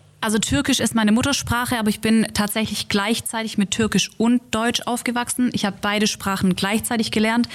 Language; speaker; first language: German; early bilingual, other home language; Turkish